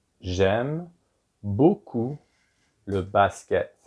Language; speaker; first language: French; non-native, fluent; English